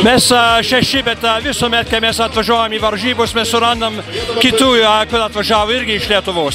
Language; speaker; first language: Lithuanian; early bilingual, heritage; Lithuanian